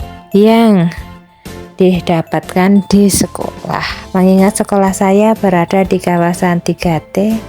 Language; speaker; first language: Indonesian; native; Indonesian